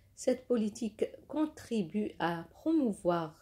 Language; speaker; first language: French; non-native, local second language; Arabic